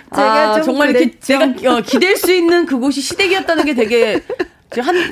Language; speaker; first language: Korean; native; Korean